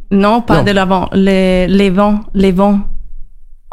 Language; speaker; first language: French; non-native, learner; Italian